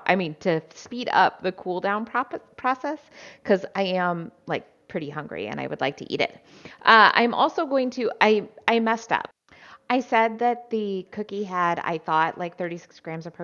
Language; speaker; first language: English; native; English